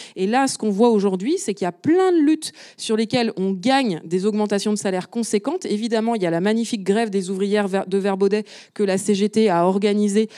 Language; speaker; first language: French; native; French